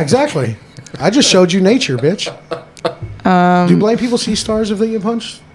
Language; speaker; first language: English; native; English